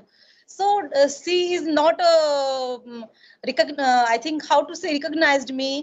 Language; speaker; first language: English; non-native, learner; Hindi